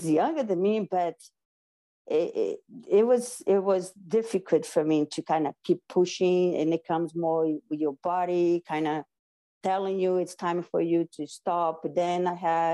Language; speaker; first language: English; non-native, fluent; Portuguese